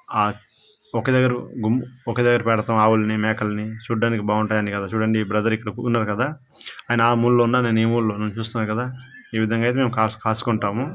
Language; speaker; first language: Telugu; non-native, local second language; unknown